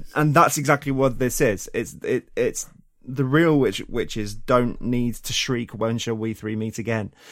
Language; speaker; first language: English; native; English